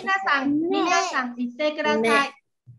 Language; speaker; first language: Japanese; non-native, fluent; Vietnamese